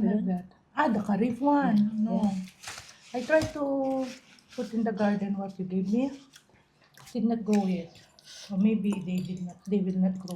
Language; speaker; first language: English; non-native, fluent; Filipino